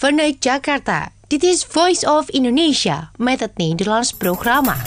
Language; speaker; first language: Dutch; non-native, learner; Indonesian